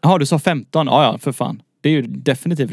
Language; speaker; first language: Swedish; native; Swedish